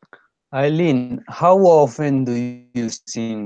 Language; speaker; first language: English; non-native, fluent; Spanish